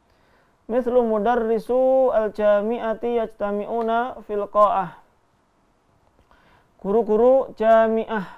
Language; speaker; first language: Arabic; non-native, fluent; Indonesian